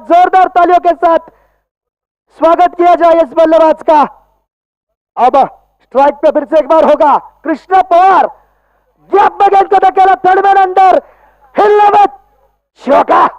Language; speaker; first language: Hindi; non-native, local second language; Marathi